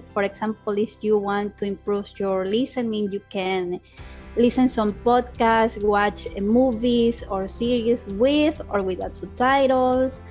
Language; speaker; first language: English; non-native, learner; Spanish